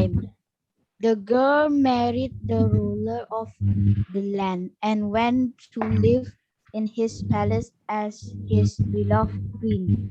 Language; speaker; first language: English; non-native, learner; Indonesian